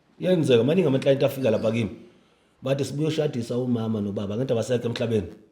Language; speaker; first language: Zulu; native; Zulu